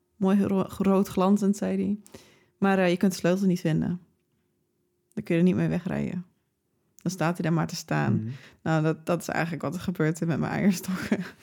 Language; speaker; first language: Dutch; early bilingual, other home language; English